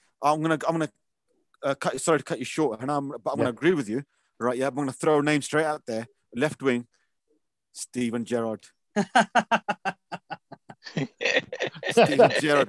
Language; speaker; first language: English; native; English